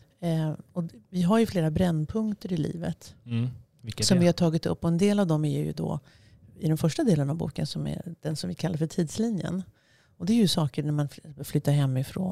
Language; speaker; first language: Swedish; native; Swedish